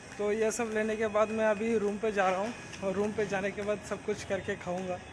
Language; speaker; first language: Hindi; non-native, local second language; Bangla